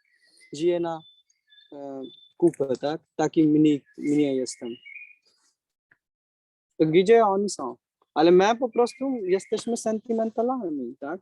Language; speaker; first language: Polish; non-native, learner; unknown